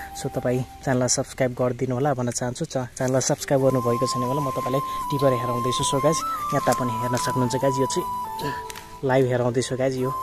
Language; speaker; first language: Nepali; non-native, local second language; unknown